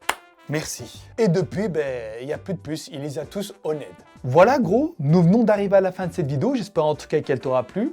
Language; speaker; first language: French; native; French